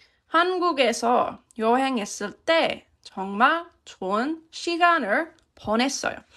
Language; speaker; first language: Korean; non-native, fluent; English